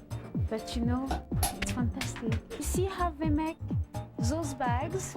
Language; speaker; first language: English; non-native, fluent; French